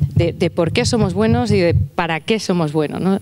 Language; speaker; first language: Spanish; native; Spanish